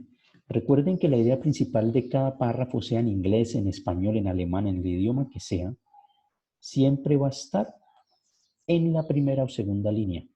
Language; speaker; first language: Spanish; native; Spanish